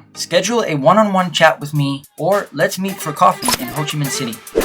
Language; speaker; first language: English; native; English